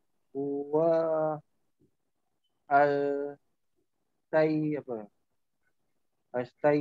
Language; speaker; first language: Arabic; non-native, learner; Malay